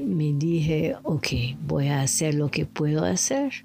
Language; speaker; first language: Spanish; non-native, learner; French